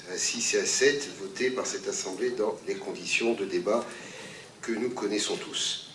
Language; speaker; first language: French; native; French